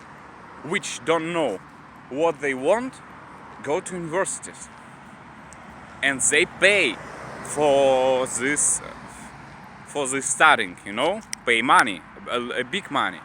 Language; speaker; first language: English; non-native, learner; Russian